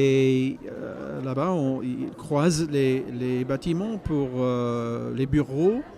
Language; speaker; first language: French; non-native, fluent; English